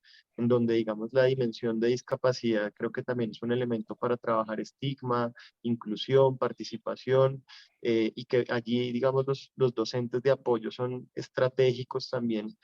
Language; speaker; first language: Spanish; native; Spanish